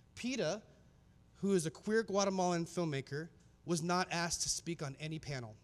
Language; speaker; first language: English; native; English